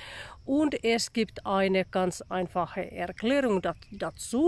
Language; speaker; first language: German; non-native, fluent; Finnish